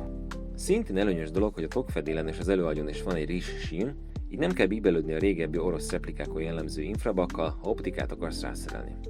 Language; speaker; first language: Hungarian; native; Hungarian